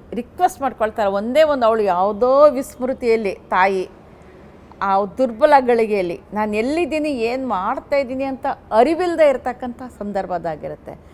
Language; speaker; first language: Kannada; non-native, local second language; Urdu